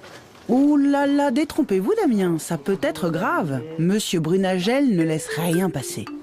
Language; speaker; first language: French; native; French